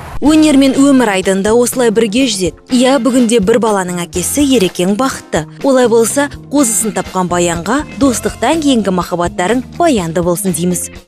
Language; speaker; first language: Kazakh; native; Kazakh